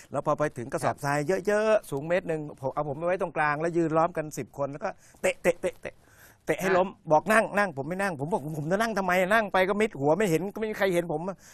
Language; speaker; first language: Thai; native; Thai